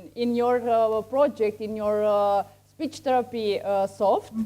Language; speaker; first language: English; non-native, fluent; Romanian